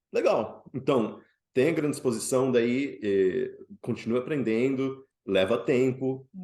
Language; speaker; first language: Portuguese; native; Portuguese